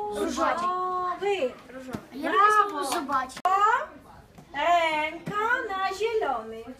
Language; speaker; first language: Polish; non-native, learner; Ukrainian